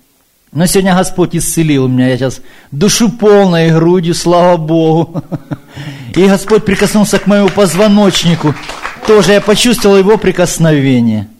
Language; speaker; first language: Russian; early bilingual, heritage; Ukrainian